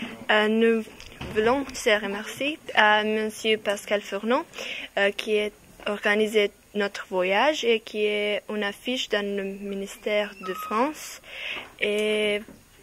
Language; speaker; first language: French; non-native, learner; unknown